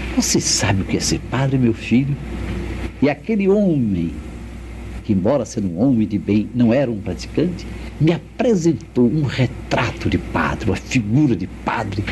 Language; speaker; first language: Portuguese; native; Portuguese